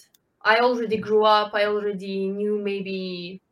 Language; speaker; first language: English; non-native, fluent; Ukrainian